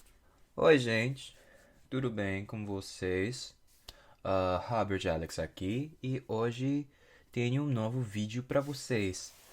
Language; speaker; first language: Portuguese; non-native, fluent; English